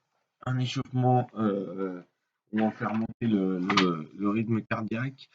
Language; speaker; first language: French; native; French